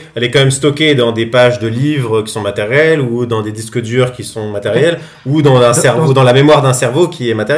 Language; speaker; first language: French; native; French